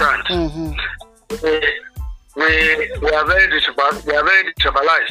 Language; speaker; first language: English; non-native, local second language; Bini